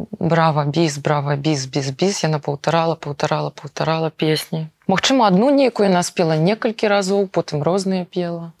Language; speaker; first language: Belarusian; native; Belarusian